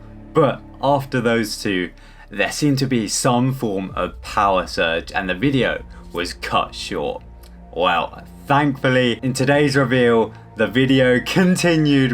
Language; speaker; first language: English; native; English